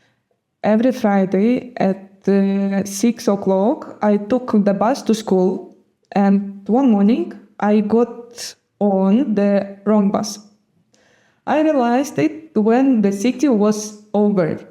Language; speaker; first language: English; non-native, fluent; Gagauz